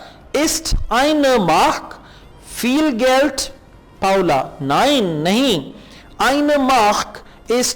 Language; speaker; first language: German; non-native, learner; Urdu